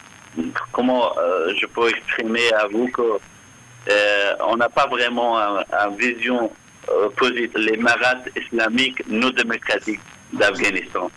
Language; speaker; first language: French; non-native, fluent; Persian